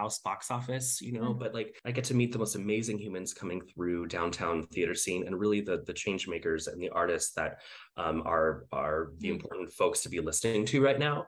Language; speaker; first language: English; native; English